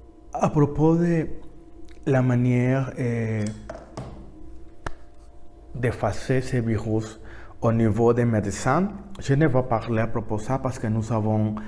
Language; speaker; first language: French; non-native, learner; Spanish